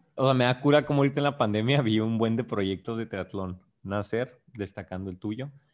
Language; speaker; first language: Spanish; native; Spanish